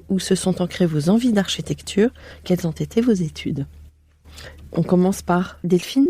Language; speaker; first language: French; native; French